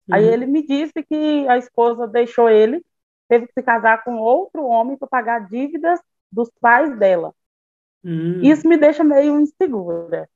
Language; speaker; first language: Portuguese; native; Portuguese